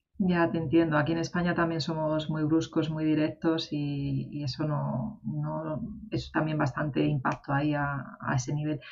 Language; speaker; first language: Spanish; native; Spanish